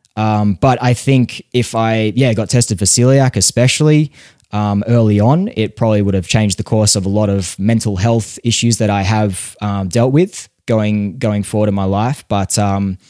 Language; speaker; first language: English; native; English